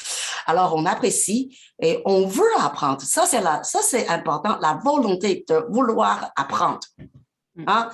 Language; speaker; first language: French; non-native, fluent; Chinese